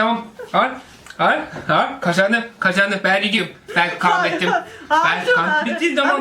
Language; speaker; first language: Turkish; non-native, learner; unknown